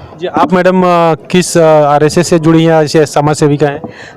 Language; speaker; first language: Hindi; native; Hindi